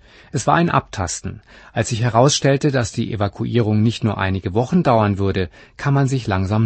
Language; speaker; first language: German; native; German